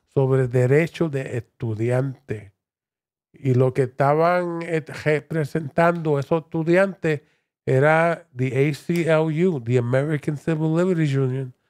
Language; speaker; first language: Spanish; early bilingual, heritage; Spanish